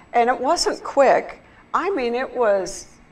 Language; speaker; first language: English; native; English